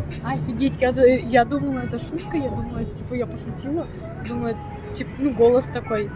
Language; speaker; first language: Russian; early bilingual, other home language; Tajik